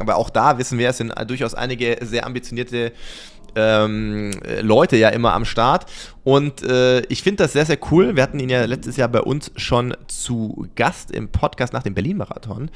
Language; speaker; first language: German; native; German